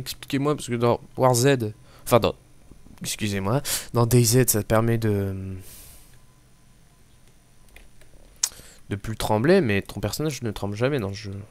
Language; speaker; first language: French; native; French